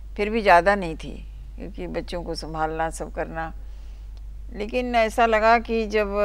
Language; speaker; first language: Hindi; native; Hindi